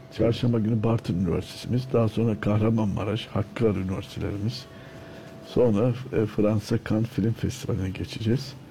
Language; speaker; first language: Turkish; native; Turkish